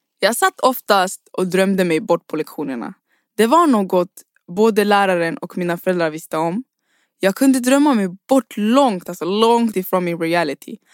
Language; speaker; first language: Swedish; early bilingual, other home language; Rundi